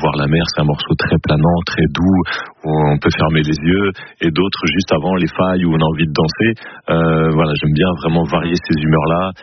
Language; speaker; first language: French; native; French